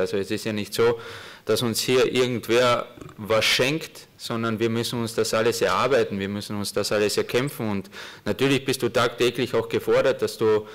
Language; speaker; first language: German; native; German